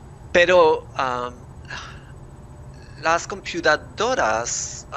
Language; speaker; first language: Spanish; non-native, learner; English